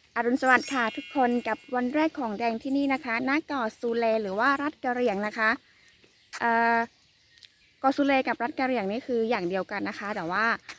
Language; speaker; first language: Thai; non-native, local second language; Karen languages